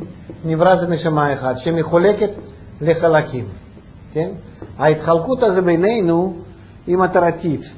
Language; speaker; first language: Hebrew; non-native, fluent; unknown